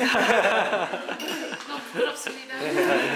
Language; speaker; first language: Korean; non-native, learner; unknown